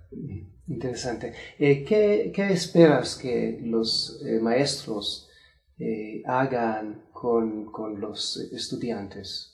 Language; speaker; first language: Spanish; non-native, learner; English